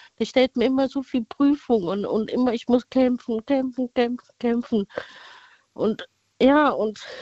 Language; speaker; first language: German; early bilingual, other home language; Vietnamese